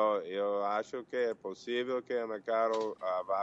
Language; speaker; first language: Portuguese; non-native, learner; English